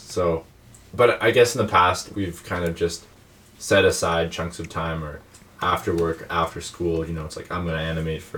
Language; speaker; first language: English; native; English